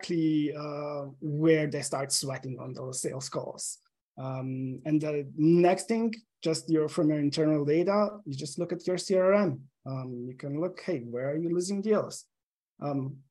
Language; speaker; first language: English; non-native, fluent; Slovenian